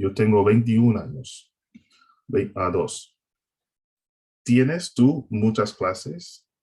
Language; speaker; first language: Spanish; non-native, fluent; English